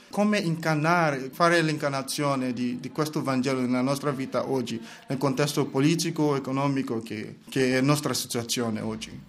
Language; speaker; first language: Italian; non-native, fluent; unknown